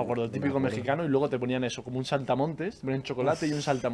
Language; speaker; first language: Spanish; native; Spanish